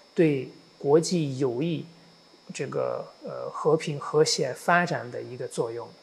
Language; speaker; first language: Chinese; non-native, fluent; Hungarian